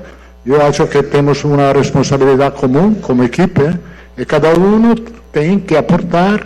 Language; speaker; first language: Portuguese; non-native, fluent; Italian